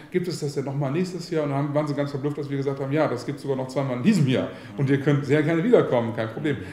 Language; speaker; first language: German; native; German